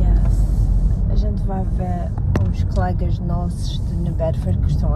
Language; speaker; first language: Portuguese; early bilingual, heritage; Portuguese